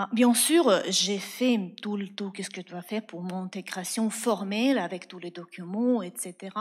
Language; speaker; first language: French; non-native, fluent; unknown